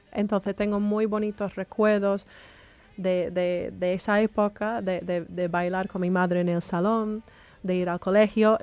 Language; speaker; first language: Spanish; non-native, fluent; English